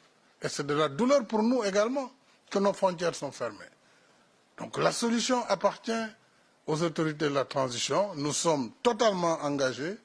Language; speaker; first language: French; non-native, local second language; Wolof